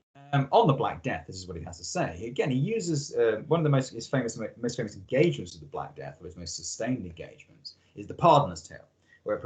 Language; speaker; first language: English; native; English